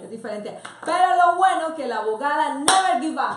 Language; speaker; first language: Spanish; native; Spanish